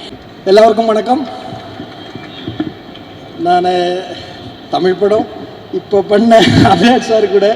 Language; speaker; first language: Tamil; non-native, learner; Malayalam